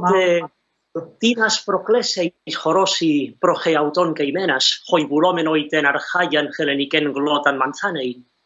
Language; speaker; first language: Greek; non-native, fluent; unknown